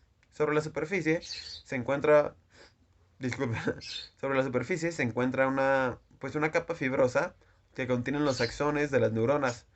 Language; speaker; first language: Spanish; native; Spanish